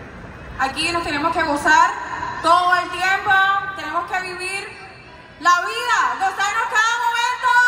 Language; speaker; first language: Spanish; native; Spanish